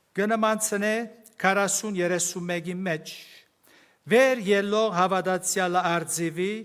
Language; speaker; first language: Armenian; early bilingual, heritage; Armenian